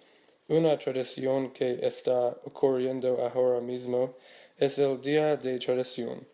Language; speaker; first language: Spanish; non-native, learner; English